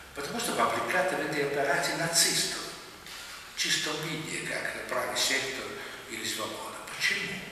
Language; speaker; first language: Russian; non-native, fluent; Italian